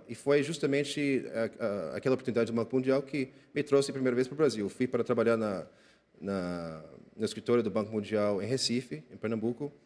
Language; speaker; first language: Portuguese; non-native, fluent; English